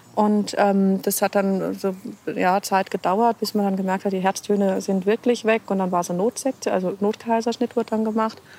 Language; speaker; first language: German; native; German